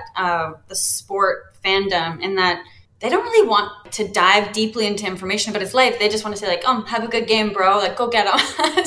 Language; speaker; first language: English; native; English